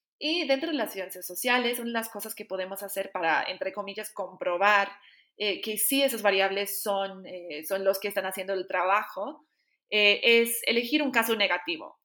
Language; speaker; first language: Spanish; non-native, fluent; English